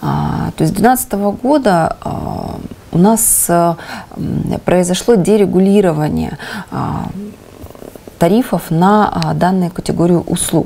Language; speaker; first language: Russian; native; Russian